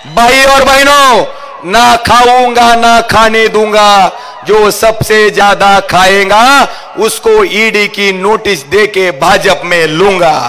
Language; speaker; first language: Hindi; non-native, local second language; Marathi